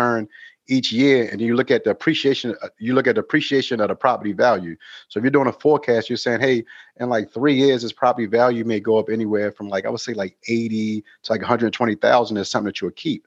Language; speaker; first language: English; native; English